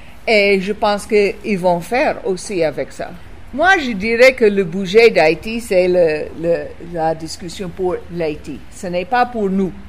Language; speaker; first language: French; non-native, fluent; English